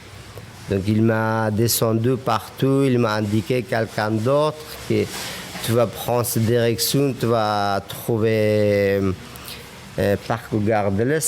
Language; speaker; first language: French; non-native, fluent; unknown